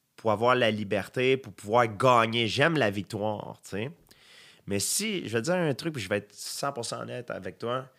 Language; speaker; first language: French; native; French